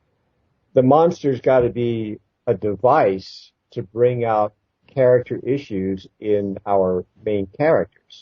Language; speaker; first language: English; native; English